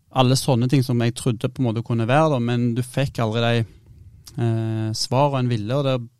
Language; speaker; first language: Norwegian; native; Norwegian